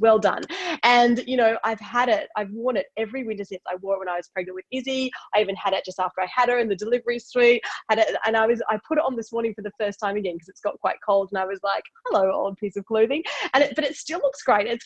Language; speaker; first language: English; native; English